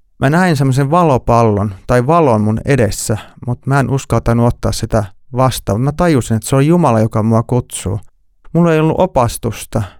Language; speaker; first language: Finnish; native; Finnish